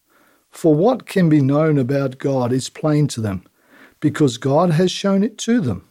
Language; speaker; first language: English; native; English